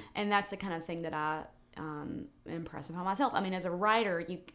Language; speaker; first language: English; native; English